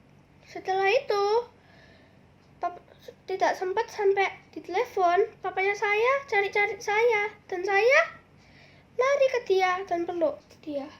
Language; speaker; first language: Indonesian; early bilingual, other home language; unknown